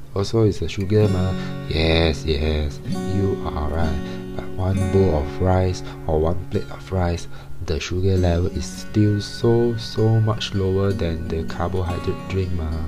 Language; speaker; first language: English; non-native, local second language; Chinese